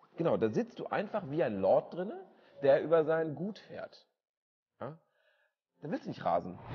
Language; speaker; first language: German; native; German